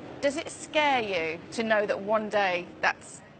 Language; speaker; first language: English; native; English